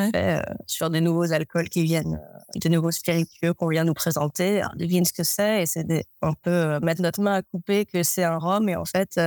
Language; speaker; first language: French; native; French